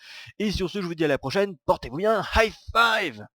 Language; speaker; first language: French; native; French